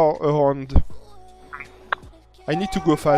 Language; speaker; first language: English; non-native, learner; French